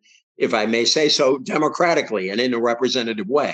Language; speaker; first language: English; native; English